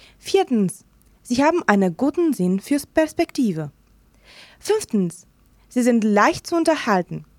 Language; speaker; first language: German; non-native, fluent; Romanian